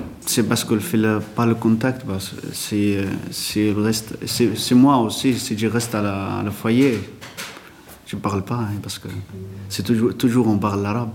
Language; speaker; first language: French; non-native, learner; Arabic